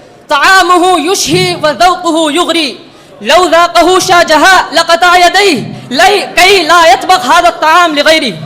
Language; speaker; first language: Arabic; non-native, learner; Urdu